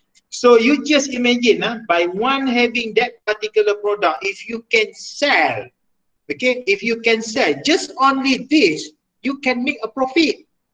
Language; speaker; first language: English; non-native, local second language; Malay